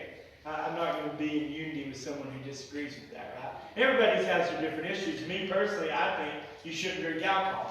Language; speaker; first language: English; native; English